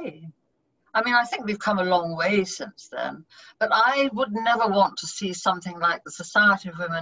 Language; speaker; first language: English; native; English